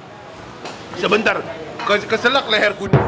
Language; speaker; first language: Indonesian; native; Indonesian